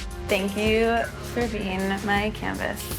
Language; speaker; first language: English; native; English